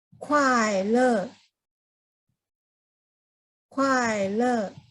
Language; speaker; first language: Chinese; non-native, fluent; Thai